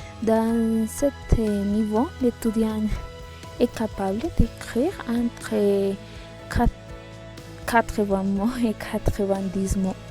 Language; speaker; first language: French; non-native, learner; Spanish